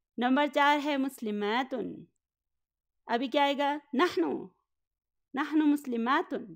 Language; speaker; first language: Urdu; native; Urdu